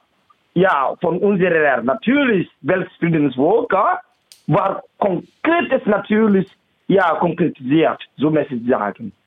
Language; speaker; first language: German; non-native, fluent; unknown